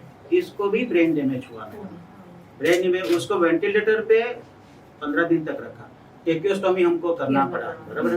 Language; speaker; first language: Hindi; non-native, local second language; Gujarati